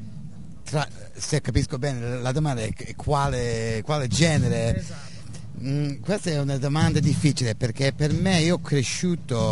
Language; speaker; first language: Italian; non-native, fluent; English